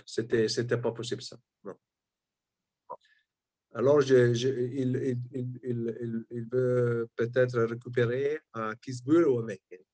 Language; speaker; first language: French; non-native, fluent; Italian